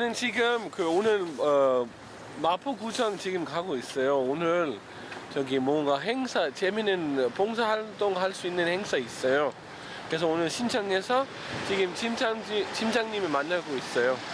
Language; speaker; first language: Korean; non-native, fluent; Danish